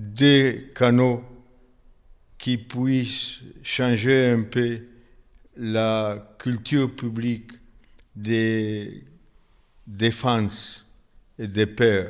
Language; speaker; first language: French; non-native, fluent; Italian